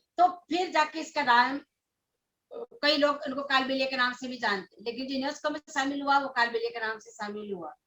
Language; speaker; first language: Hindi; non-native, local second language; Rajasthani